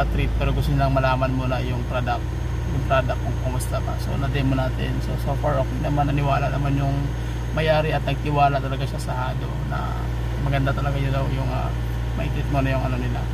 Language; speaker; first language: Filipino; native; Filipino